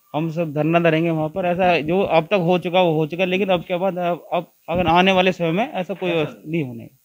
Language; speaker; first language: Hindi; native; Hindi